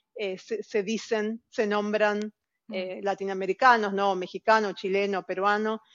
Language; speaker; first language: Spanish; native; Spanish